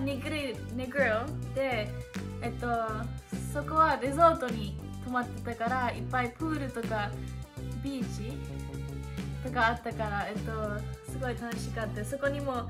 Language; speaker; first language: Japanese; early bilingual, heritage; English